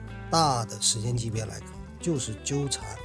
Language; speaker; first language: Chinese; native; Chinese